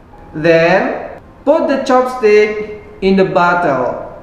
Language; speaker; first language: English; non-native, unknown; Indonesian